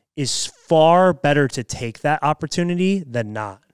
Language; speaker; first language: English; native; English